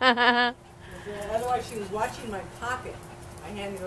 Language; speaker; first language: English; native; English